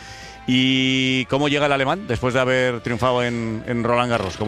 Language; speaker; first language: Spanish; native; Spanish